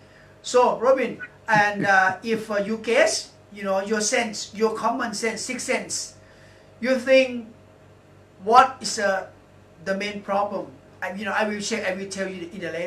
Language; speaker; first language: English; non-native, learner; Thai